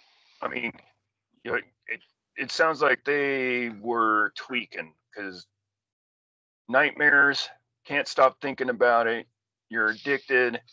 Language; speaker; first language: English; native; English